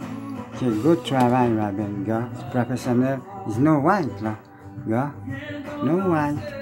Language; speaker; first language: English; non-native, learner; French